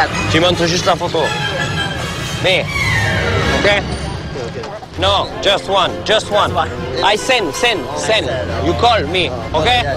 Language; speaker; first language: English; non-native, learner; French